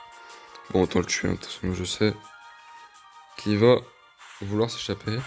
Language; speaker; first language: French; native; French